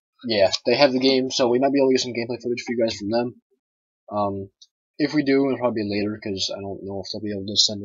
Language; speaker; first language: English; native; English